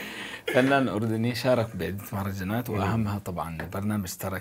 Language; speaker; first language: Arabic; native; Arabic